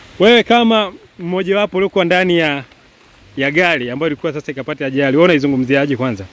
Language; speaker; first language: Swahili; native; Swahili